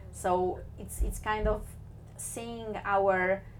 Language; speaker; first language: English; non-native, fluent; Polish